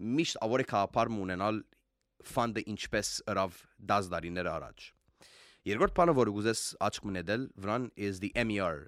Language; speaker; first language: Armenian; early bilingual, heritage; Armenian